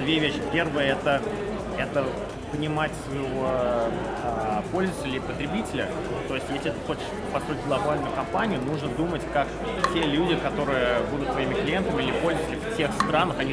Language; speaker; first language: Russian; early bilingual, heritage; Russian